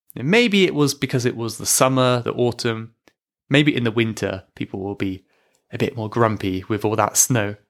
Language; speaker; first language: English; native; English